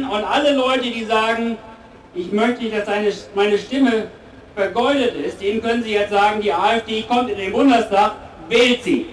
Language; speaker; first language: German; native; German